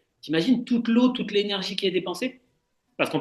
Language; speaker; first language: French; native; French